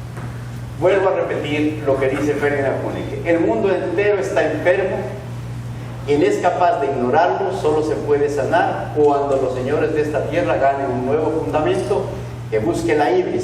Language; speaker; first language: Spanish; native; Spanish